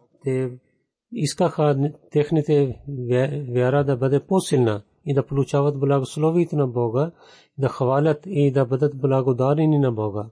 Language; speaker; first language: Bulgarian; non-native, fluent; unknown